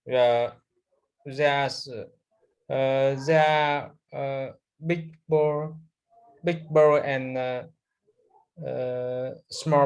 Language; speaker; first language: English; non-native, learner; Vietnamese